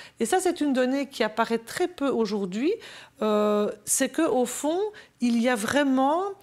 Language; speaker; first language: French; native; French